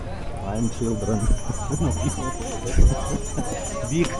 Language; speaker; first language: English; non-native, learner; Russian